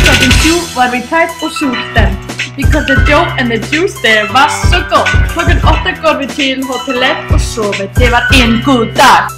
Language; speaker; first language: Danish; non-native, learner; Icelandic